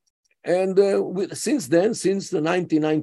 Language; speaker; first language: English; non-native, fluent; Yiddish